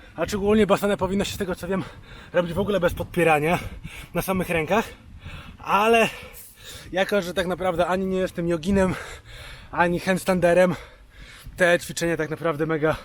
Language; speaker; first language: Polish; native; Polish